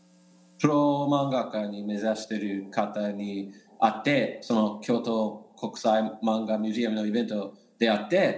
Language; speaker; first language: Japanese; non-native, learner; English